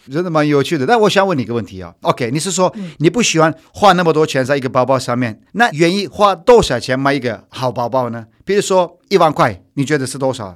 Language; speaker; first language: Chinese; non-native, fluent; Turkish